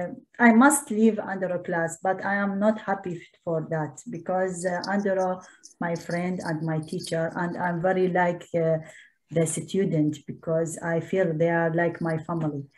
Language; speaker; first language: English; non-native, learner; Arabic